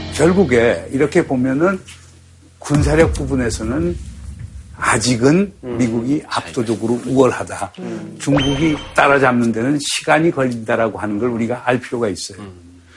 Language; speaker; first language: Korean; native; Korean